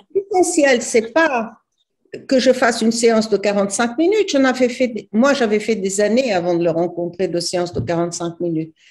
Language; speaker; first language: French; non-native, fluent; Portuguese